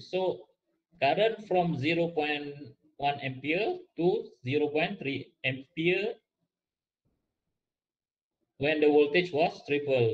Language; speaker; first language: English; non-native, local second language; Malay